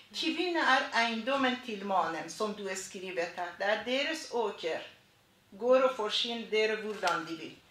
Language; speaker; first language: Norwegian; non-native, fluent; Persian